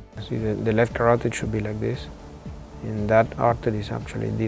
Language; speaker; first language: English; non-native, fluent; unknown